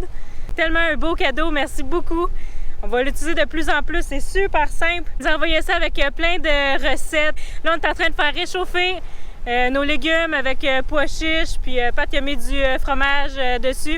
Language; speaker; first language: French; native; French